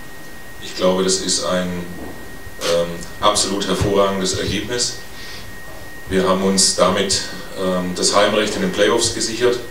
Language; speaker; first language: German; native; German